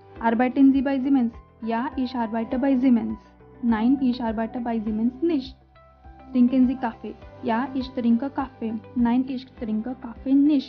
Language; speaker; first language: German; non-native, fluent; Hindi